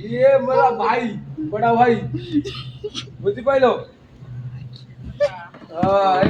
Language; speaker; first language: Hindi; non-native, local second language; Odia